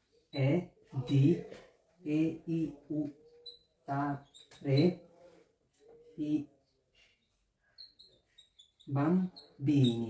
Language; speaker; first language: Italian; non-native, fluent; Bangla